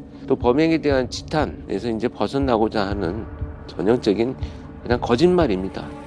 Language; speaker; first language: Korean; native; Korean